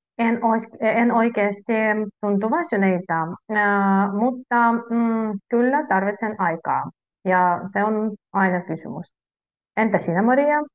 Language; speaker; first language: Finnish; non-native, fluent; Russian